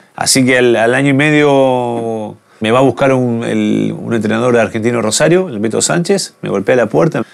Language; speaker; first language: Spanish; native; Spanish